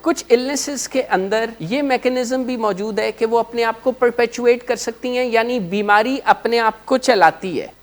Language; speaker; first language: Urdu; non-native, local second language; Punjabi